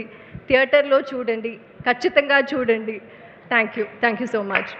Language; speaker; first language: Telugu; non-native, fluent; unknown